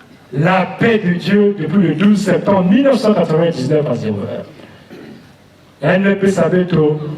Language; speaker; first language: French; non-native, local second language; Lingala